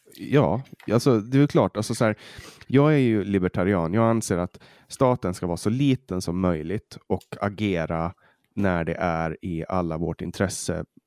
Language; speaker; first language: Swedish; native; Swedish